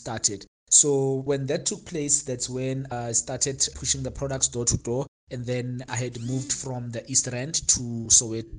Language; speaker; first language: English; non-native, local second language; Xhosa